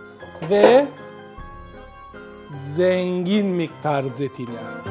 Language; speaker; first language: Turkish; non-native, learner; Italian